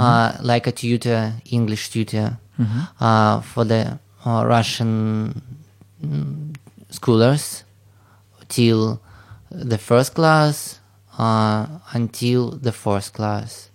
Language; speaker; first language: English; non-native, learner; Russian